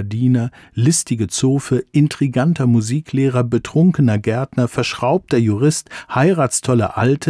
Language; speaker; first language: German; native; German